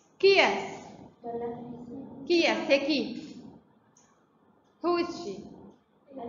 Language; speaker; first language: French; non-native, fluent; Arabic